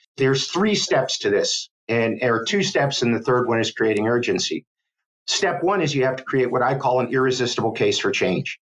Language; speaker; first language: English; native; English